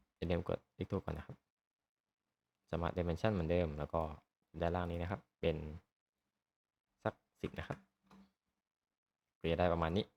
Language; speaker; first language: Thai; native; Thai